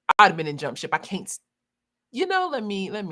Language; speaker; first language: English; native; English